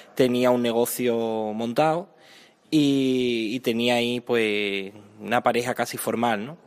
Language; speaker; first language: Spanish; native; Spanish